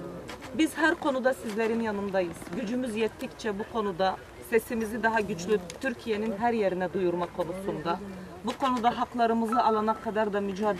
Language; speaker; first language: Turkish; native; Turkish